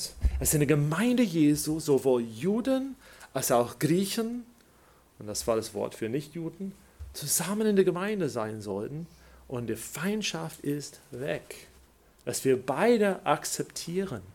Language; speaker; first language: German; non-native, fluent; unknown